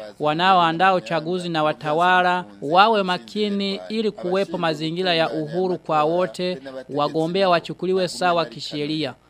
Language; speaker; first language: Swahili; non-native, local second language; Rundi